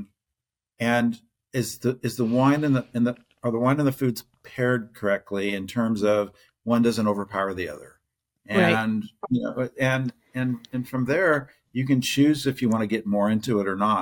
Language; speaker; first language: English; native; English